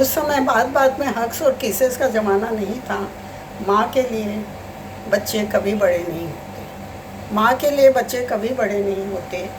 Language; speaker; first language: Hindi; native; Hindi